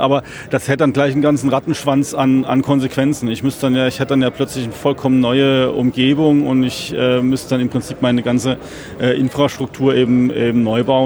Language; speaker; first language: German; native; German